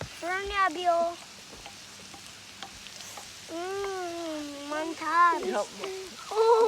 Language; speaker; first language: Turkish; early bilingual, heritage; Turkish